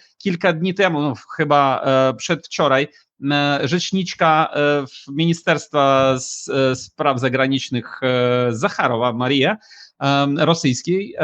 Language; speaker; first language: Polish; non-native, fluent; Ukrainian